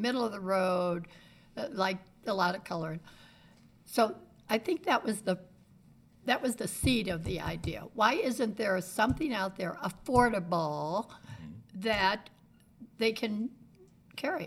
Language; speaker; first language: English; native; English